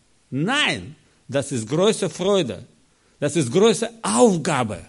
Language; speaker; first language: German; non-native, learner; Russian